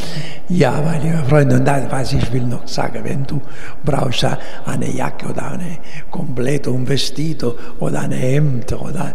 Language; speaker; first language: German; non-native, learner; Italian